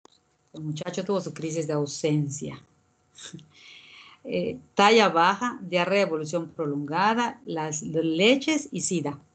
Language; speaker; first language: Spanish; native; Spanish